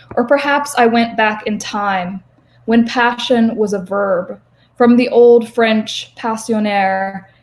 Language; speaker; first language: English; native; English